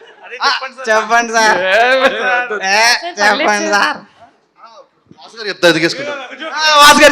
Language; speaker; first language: Telugu; native; Telugu